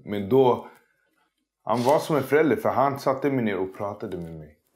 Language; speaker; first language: Swedish; early bilingual, other home language; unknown